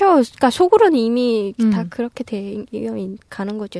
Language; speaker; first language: Korean; non-native, local second language; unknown